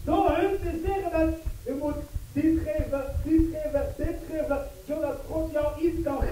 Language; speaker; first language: Dutch; non-native, fluent; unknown